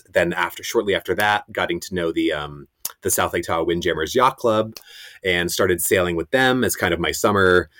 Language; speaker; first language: English; native; English